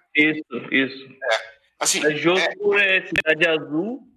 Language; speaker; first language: Portuguese; non-native, fluent; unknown